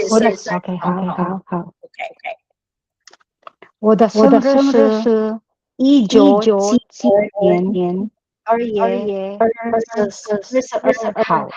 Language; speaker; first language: Chinese; non-native, learner; English